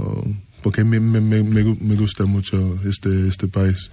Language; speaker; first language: Spanish; non-native, learner; English